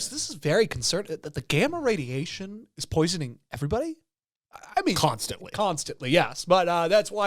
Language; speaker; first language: English; native; English